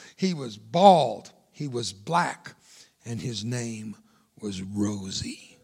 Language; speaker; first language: English; early bilingual, other home language; Spanish